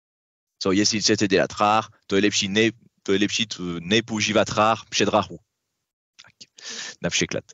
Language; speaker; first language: Czech; non-native, learner; French